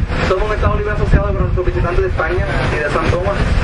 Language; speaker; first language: Spanish; native; Spanish